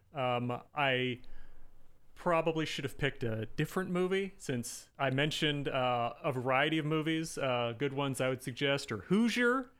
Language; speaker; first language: English; native; English